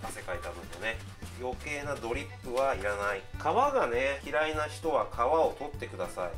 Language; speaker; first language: Japanese; native; Japanese